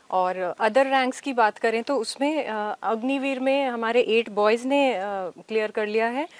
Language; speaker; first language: Hindi; native; Hindi